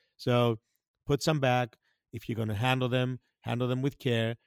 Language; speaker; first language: English; non-native, fluent; Greek